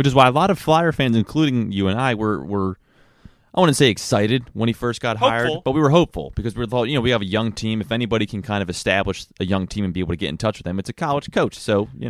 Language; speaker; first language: English; native; English